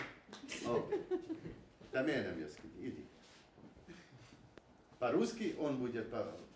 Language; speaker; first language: Russian; non-native, learner; Hungarian